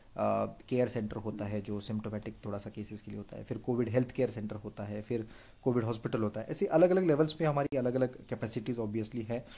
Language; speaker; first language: Hindi; non-native, local second language; Marathi